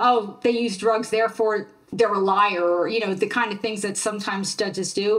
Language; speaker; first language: English; native; English